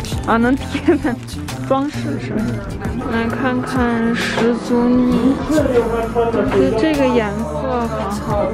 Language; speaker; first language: Chinese; native; Chinese